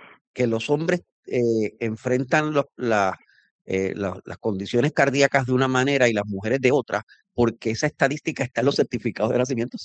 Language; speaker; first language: Spanish; native; Spanish